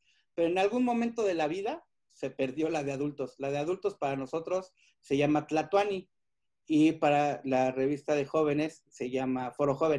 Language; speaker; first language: Spanish; native; Spanish